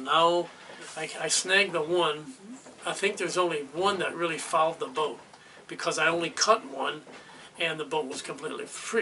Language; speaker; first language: English; native; English